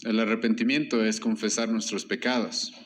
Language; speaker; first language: Spanish; native; Spanish